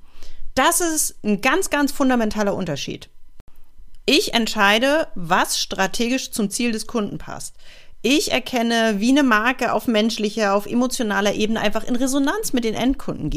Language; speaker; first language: German; native; German